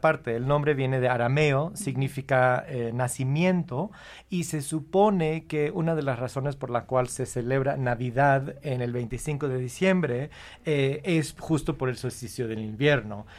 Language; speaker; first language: Spanish; early bilingual, heritage; Spanish